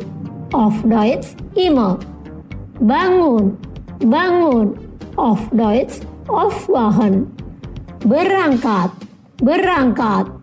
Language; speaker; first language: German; non-native, fluent; Indonesian